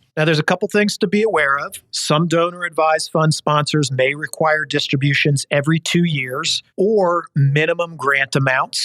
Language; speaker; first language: English; native; English